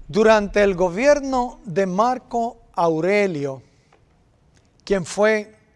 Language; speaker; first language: Spanish; native; Spanish